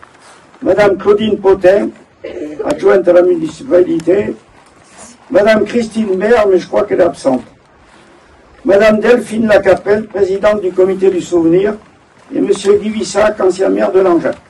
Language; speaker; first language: French; native; French